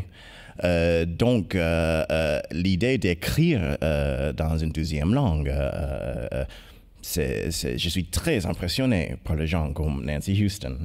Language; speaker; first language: French; non-native, fluent; English